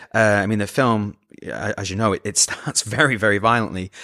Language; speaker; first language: English; native; English